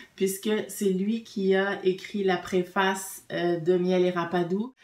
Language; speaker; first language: French; native; French